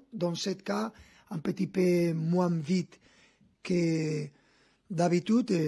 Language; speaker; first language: French; non-native, fluent; Spanish